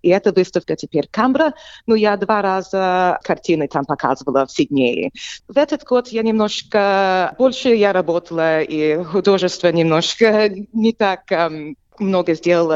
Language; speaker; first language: Russian; early bilingual, heritage; English